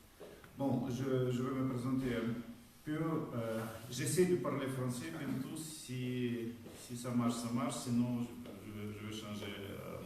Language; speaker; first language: French; non-native, fluent; Romanian